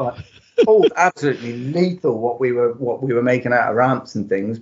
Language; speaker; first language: English; native; English